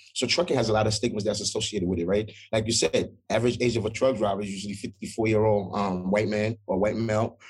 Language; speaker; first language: English; early bilingual, other home language; Haitian Creole